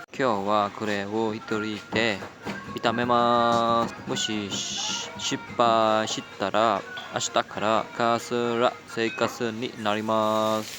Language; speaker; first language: Japanese; non-native, learner; Vietnamese